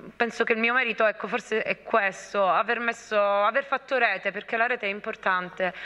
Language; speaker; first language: Italian; native; Italian